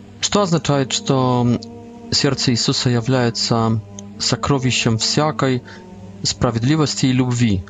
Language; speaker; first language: Polish; non-native, learner; Russian